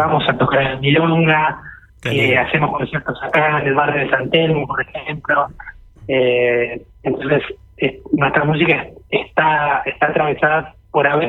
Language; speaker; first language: Spanish; native; Spanish